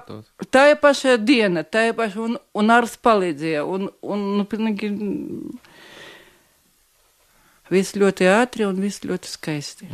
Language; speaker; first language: Latvian; non-native, local second language; Russian